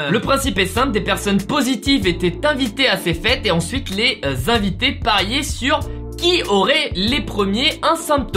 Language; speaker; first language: French; native; French